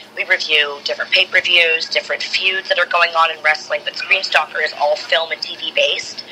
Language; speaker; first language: English; native; English